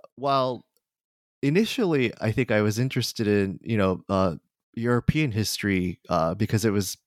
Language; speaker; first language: English; non-native, fluent; Japanese